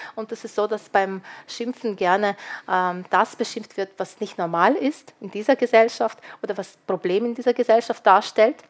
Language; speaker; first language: German; non-native, fluent; Ukrainian